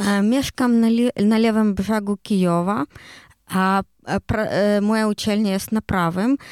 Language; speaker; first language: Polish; non-native, learner; Ukrainian